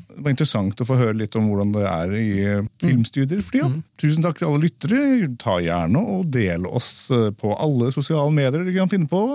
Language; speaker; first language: Norwegian; native; Norwegian